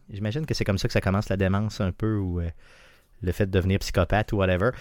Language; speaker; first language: French; native; French